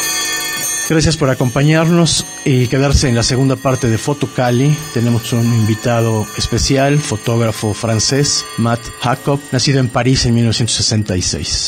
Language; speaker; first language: Spanish; native; Spanish